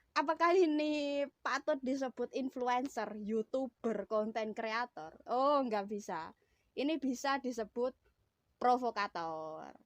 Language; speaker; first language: Indonesian; native; Indonesian